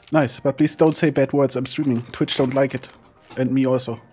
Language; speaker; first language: English; non-native, fluent; German